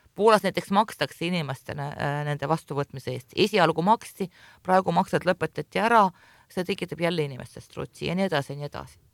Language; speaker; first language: Estonian; non-native, local second language; Russian